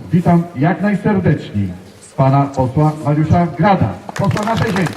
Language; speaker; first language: Polish; native; Polish